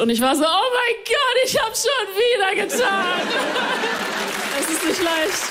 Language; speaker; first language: German; early bilingual, other home language; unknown